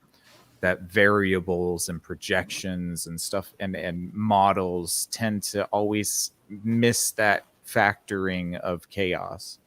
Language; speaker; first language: English; native; English